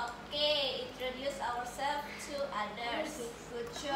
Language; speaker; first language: English; non-native, learner; Indonesian